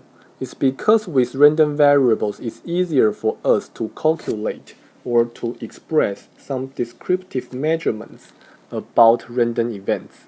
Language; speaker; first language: English; non-native, fluent; Chinese